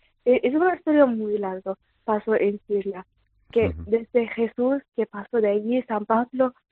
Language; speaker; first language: Spanish; non-native, fluent; Arabic